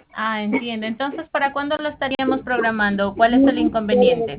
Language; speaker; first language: Spanish; native; Spanish